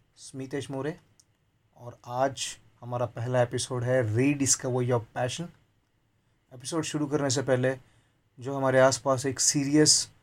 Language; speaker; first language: Hindi; non-native, local second language; Marathi